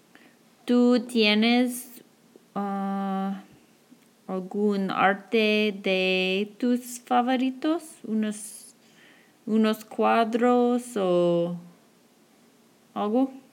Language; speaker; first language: Spanish; non-native, fluent; English